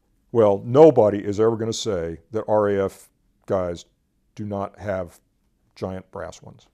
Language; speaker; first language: English; native; English